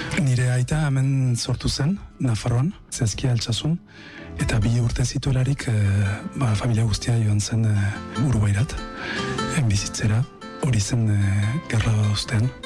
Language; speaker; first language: Basque; non-native, fluent; Spanish